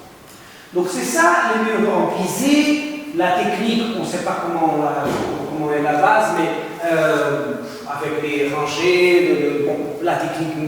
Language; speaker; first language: French; non-native, fluent; Portuguese